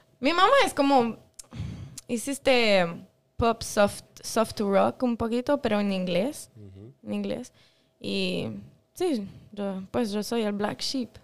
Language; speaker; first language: Spanish; non-native, local second language; French